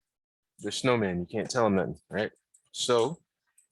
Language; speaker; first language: English; native; English